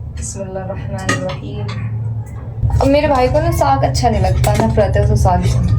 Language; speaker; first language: Hindi; native; Hindi